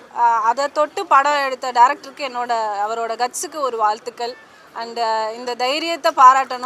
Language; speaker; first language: Tamil; native; Tamil